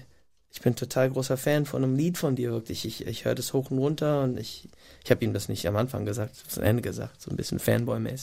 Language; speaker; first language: German; non-native, fluent; English